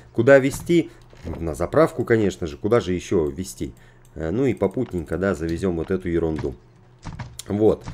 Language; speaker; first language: Russian; native; Russian